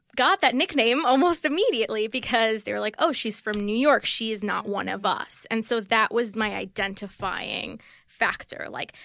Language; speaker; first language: English; early bilingual, other home language; Spanish